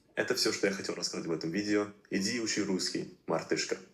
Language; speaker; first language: Russian; non-native, learner; English